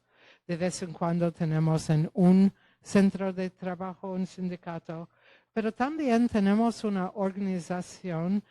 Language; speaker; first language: Spanish; non-native, fluent; Polish